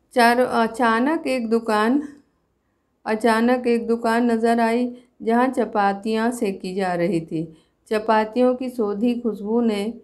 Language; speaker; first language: Hindi; native; Hindi